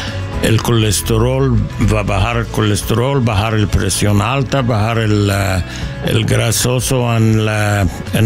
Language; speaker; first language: Spanish; non-native, learner; English